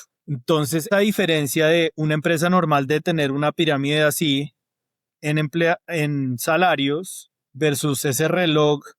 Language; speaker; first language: Spanish; native; Spanish